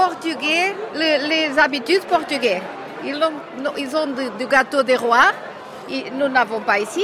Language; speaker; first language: French; non-native, learner; Portuguese